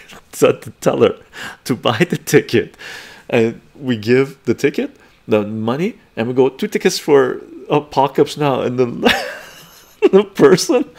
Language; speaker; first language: English; early bilingual, other home language; Persian